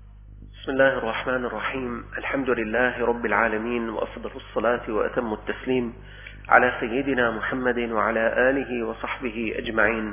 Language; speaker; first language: Arabic; native; Arabic